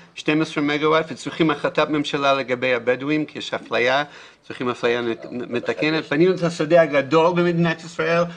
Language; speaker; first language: Hebrew; non-native, fluent; English